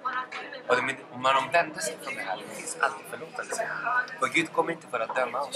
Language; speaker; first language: Swedish; non-native, fluent; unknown